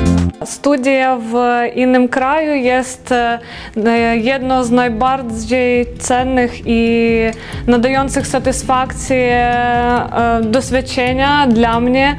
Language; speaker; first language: Polish; non-native, learner; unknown